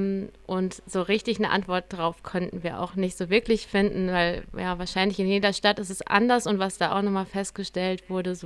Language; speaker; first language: German; native; German